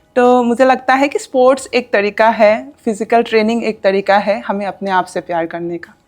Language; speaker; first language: Hindi; non-native, local second language; Assamese